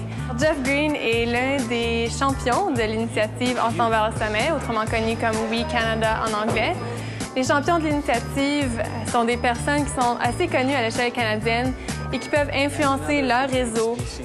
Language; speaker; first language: French; native; French